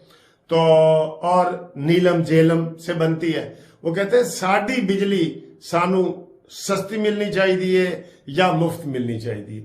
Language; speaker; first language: Hindi; non-native, local second language; Punjabi